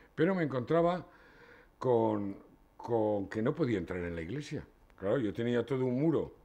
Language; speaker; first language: Spanish; native; Spanish